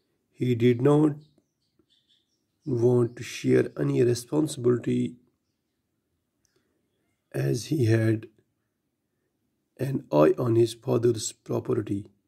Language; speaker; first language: English; non-native, local second language; Kashmiri